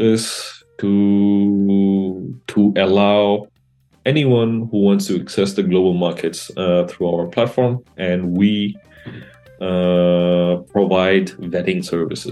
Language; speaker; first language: English; non-native, local second language; Assamese